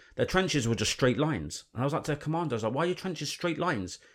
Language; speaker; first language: English; native; English